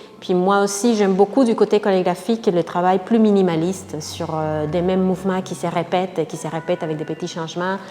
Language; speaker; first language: French; non-native, fluent; Spanish